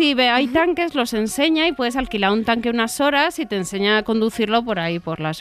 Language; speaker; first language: Spanish; native; Spanish